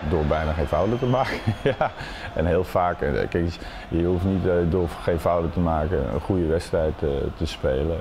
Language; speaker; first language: Dutch; native; Dutch